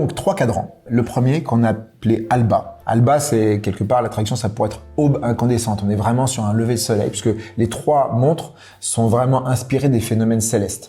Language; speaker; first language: French; native; French